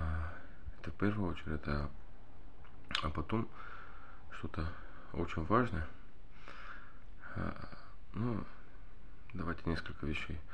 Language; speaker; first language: Russian; non-native, learner; Bulgarian